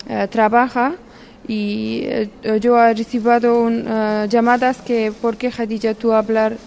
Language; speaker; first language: Spanish; non-native, learner; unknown